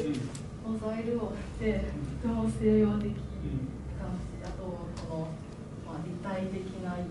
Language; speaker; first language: Japanese; non-native, fluent; Chinese